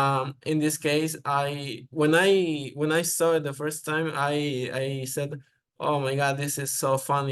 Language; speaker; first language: English; non-native, learner; Spanish